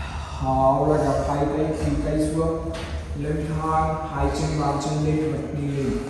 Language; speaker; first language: Vietnamese; non-native, learner; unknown